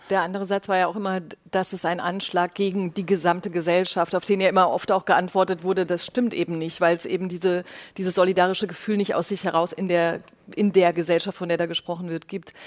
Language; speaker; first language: German; native; German